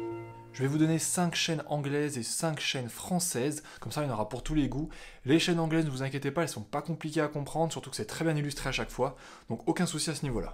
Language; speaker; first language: French; native; French